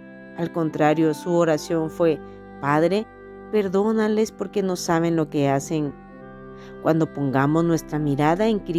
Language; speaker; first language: Spanish; native; Spanish